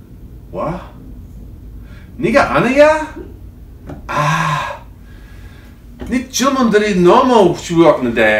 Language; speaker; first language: Korean; non-native, learner; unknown